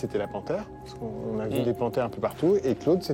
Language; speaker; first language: French; native; French